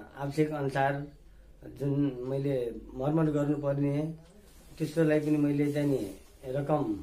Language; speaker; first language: Nepali; non-native, local second language; Newari